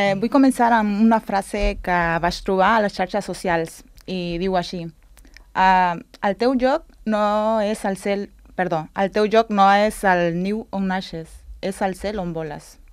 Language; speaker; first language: Catalan; non-native, learner; Spanish